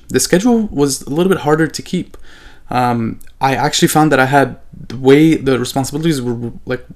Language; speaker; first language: English; non-native, fluent; Arabic